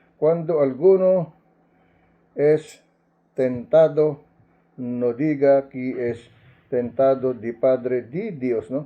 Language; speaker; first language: Spanish; non-native, learner; Filipino